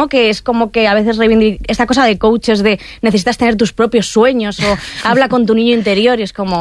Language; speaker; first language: Spanish; native; Spanish